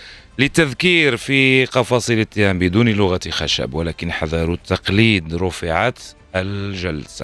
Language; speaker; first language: Arabic; native; Arabic